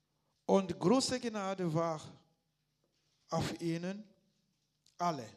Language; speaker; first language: German; non-native, learner; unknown